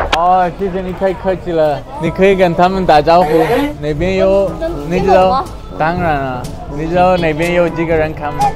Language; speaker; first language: Chinese; non-native, fluent; Spanish